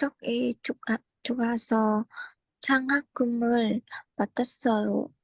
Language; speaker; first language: Korean; non-native, learner; Vietnamese